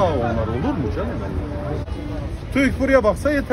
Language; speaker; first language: Turkish; native; Turkish